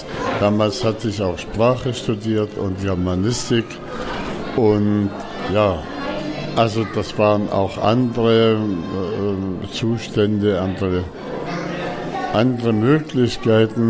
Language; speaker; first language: German; non-native, fluent; Arabic